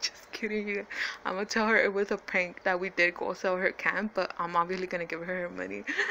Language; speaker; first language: English; early bilingual, other home language; Spanish